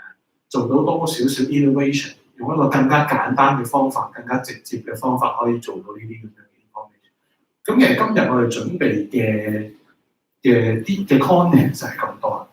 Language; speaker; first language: Chinese; native; Chinese